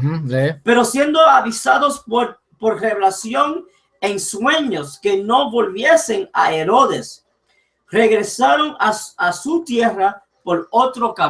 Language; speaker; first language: Spanish; early bilingual, heritage; English